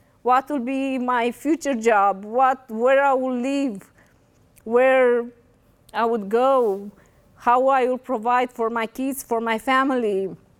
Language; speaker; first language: English; non-native, fluent; Romanian